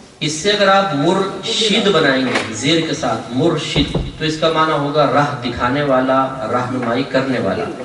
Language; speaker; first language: Urdu; native; Urdu